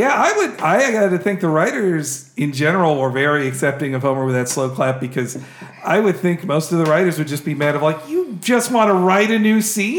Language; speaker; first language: English; native; English